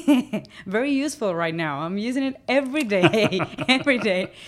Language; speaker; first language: English; non-native, fluent; Spanish